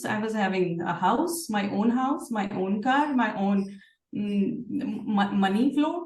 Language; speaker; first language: English; non-native, local second language; Hindi